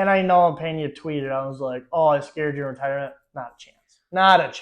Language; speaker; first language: English; native; English